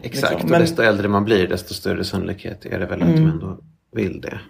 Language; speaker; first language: Swedish; native; Swedish